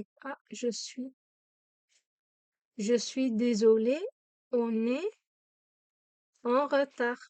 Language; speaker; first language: French; non-native, fluent; Tamil